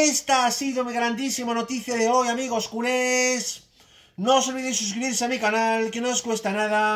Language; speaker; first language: Spanish; native; Spanish